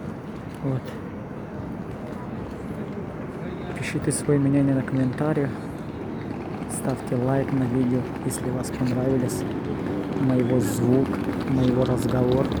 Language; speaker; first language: Russian; non-native, learner; Tajik